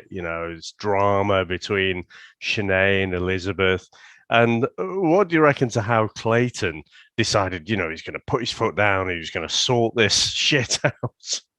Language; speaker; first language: English; native; English